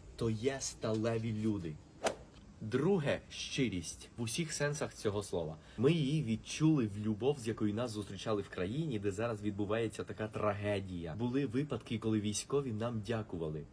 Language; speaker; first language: Ukrainian; early bilingual, heritage; Spanish